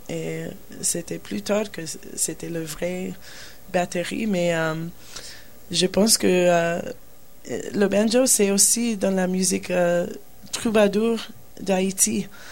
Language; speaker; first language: French; non-native, learner; English